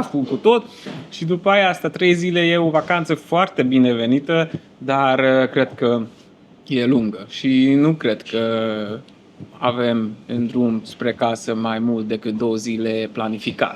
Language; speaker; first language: Romanian; non-native, fluent; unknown